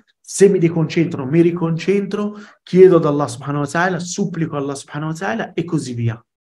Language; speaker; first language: Italian; early bilingual, other home language; Arabic